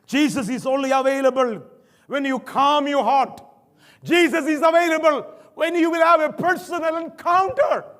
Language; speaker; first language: English; non-native, local second language; Malayalam